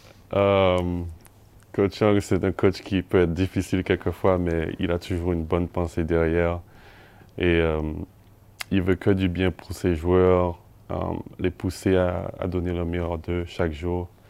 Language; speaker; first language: French; native; French